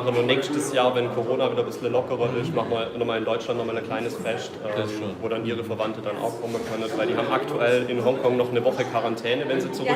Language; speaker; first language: German; native; German